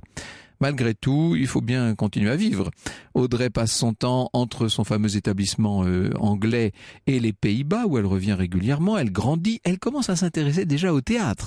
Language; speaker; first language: French; native; French